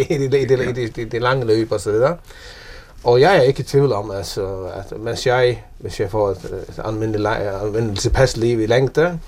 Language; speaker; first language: Danish; non-native, local second language; Faroese